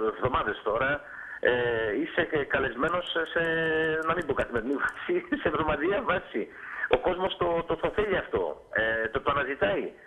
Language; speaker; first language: Greek; native; Greek